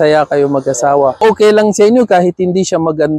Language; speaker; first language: Filipino; non-native, learner; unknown